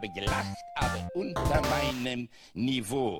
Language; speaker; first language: German; native; German